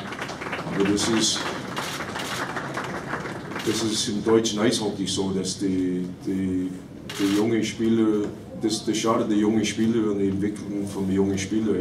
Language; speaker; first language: German; non-native, fluent; English